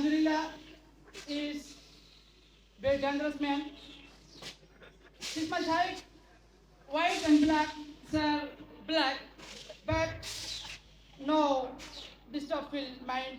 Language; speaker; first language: English; non-native, learner; Bangla